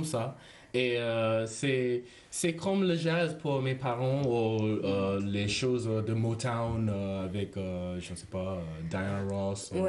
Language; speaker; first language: French; non-native, learner; English